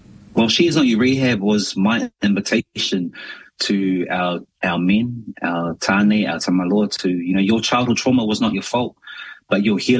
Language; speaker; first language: English; native; English